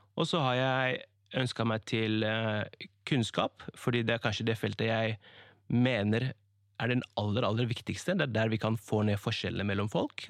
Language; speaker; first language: Norwegian; early bilingual, other home language; Kurdish